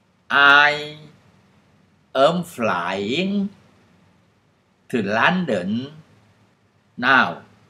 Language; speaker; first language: English; non-native, fluent; Thai